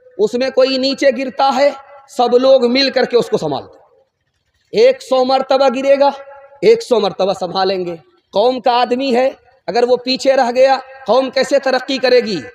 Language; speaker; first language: Urdu; non-native, local second language; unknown